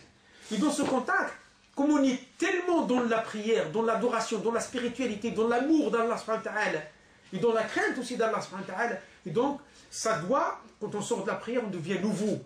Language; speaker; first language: French; non-native, local second language; Arabic